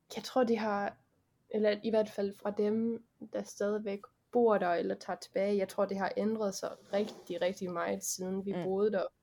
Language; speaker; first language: Danish; early bilingual, heritage; Danish